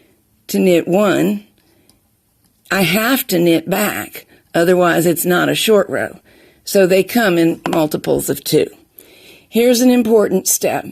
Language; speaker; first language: English; native; English